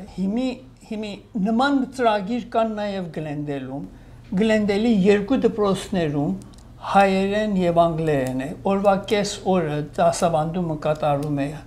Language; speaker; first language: Armenian; native; Armenian